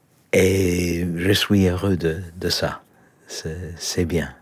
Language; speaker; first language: French; non-native, learner; Polish